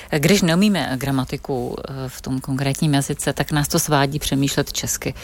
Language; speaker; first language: Czech; native; Czech